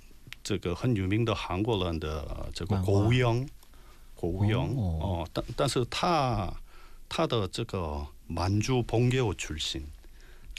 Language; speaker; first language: Chinese; non-native, learner; Korean